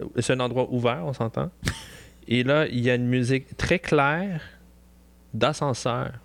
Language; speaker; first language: French; native; French